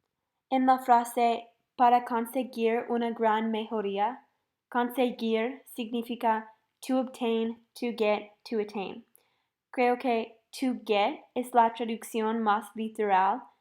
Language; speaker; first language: Spanish; non-native, fluent; English